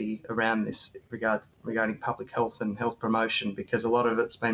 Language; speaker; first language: English; native; English